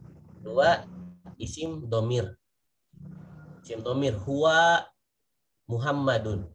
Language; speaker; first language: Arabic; non-native, fluent; Indonesian